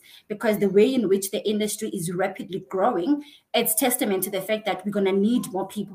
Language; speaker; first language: English; non-native, local second language; Xhosa